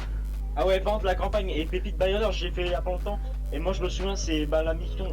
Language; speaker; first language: French; native; French